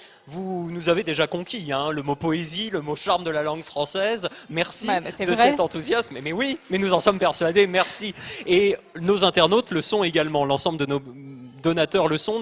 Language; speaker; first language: French; native; French